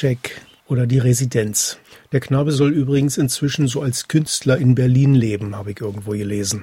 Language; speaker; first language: German; native; German